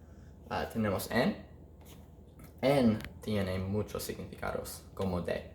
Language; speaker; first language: Spanish; non-native, learner; English